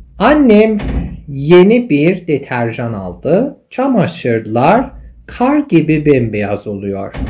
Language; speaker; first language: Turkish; non-native, fluent; Persian